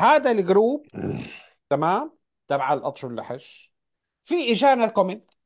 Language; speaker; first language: Arabic; native; Arabic